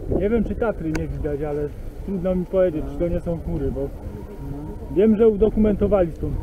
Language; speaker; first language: Polish; native; Polish